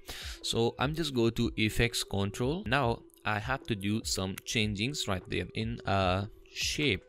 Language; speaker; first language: English; non-native, fluent; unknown